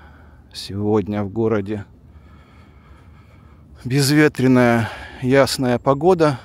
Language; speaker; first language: Russian; native; Russian